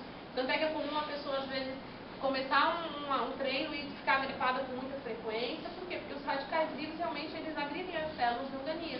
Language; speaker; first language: Portuguese; native; Portuguese